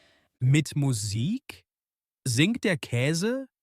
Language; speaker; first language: German; non-native, fluent; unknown